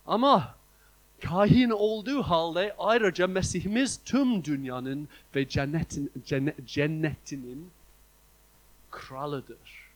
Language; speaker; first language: Turkish; non-native, fluent; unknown